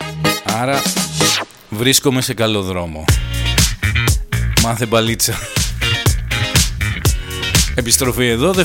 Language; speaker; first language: Greek; native; Greek